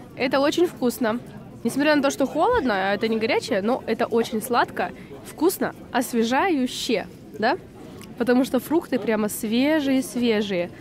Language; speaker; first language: Russian; native; Russian